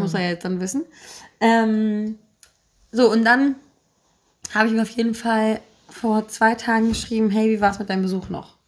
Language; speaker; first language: German; native; German